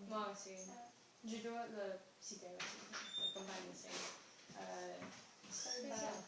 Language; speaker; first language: French; non-native, learner; English